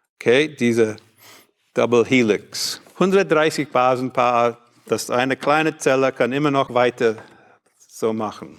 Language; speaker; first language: German; non-native, learner; English